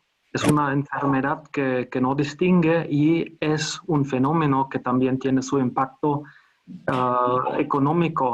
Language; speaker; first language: Spanish; non-native, fluent; German